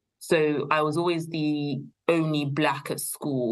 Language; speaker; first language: English; native; English